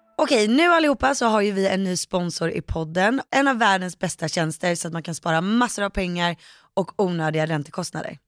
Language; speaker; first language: Swedish; native; Swedish